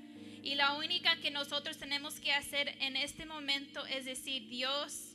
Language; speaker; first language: Spanish; early bilingual, heritage; English